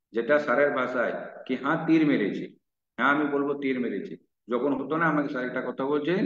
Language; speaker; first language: Bangla; non-native, local second language; Odia